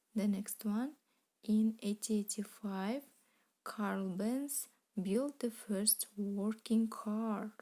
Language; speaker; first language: English; non-native, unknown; Kazakh